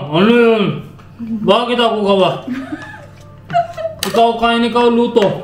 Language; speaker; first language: Filipino; non-native, learner; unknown